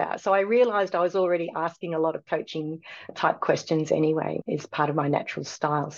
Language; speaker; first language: English; native; English